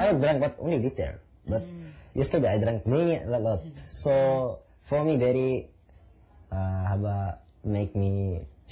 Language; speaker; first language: English; non-native, learner; Japanese